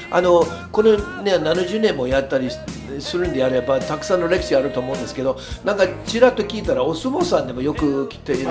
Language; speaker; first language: Japanese; non-native, fluent; English